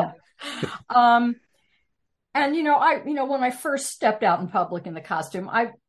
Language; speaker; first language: English; native; English